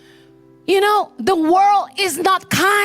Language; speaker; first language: English; non-native, fluent; Indonesian